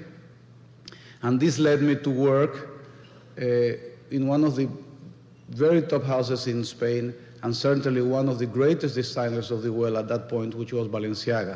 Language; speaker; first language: English; non-native, fluent; Spanish